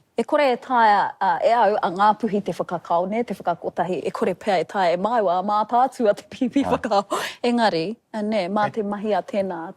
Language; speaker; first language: Māori; native; Māori